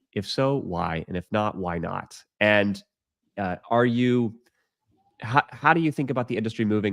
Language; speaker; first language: English; native; English